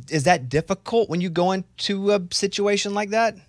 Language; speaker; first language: English; native; English